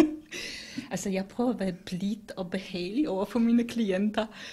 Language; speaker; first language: Danish; non-native, fluent; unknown